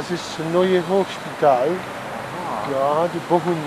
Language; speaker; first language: German; non-native, learner; Czech